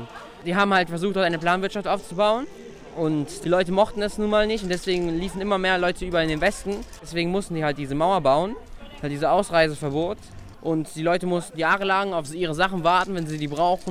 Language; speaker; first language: German; native; German